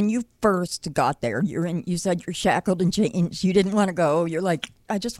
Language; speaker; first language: English; native; English